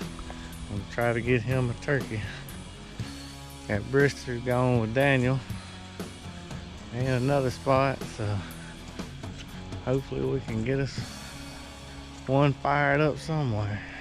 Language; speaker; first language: English; native; English